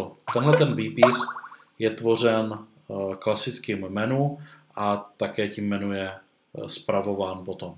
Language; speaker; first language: Czech; native; Czech